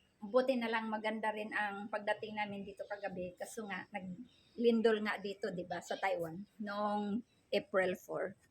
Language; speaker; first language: Filipino; non-native, local second language; Cebuano